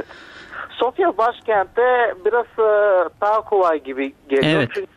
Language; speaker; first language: Turkish; non-native, learner; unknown